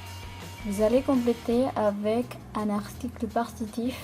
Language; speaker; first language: French; non-native, fluent; Spanish